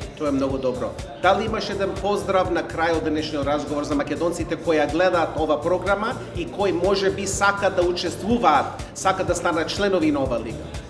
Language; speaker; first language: Macedonian; early bilingual, heritage; Macedonian